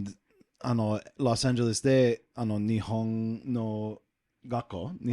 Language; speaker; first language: Japanese; non-native, learner; English